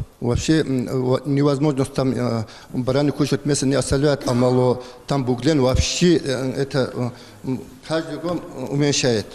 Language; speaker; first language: Russian; non-native, local second language; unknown